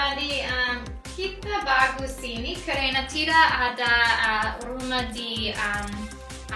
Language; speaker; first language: Indonesian; non-native, learner; English